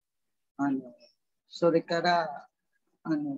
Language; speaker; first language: Japanese; non-native, learner; Filipino